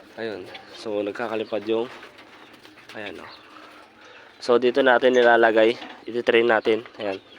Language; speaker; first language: Filipino; native; Filipino